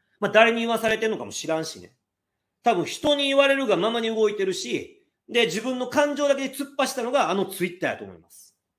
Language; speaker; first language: Japanese; native; Japanese